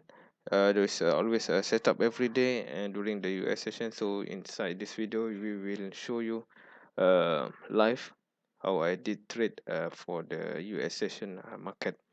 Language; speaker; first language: English; non-native, fluent; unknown